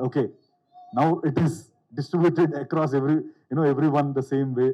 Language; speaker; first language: Telugu; native; Telugu